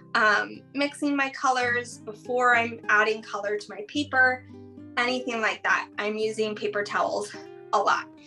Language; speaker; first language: English; native; English